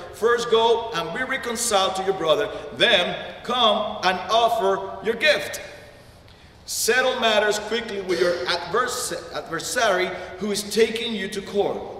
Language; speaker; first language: English; non-native, fluent; Spanish